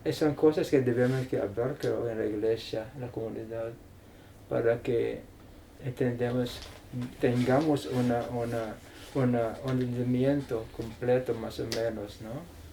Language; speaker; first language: Spanish; non-native, learner; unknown